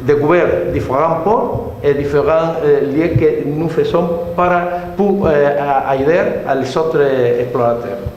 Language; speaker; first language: French; non-native, learner; Spanish